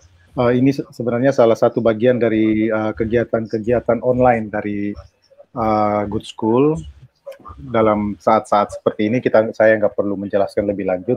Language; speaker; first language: Indonesian; native; Indonesian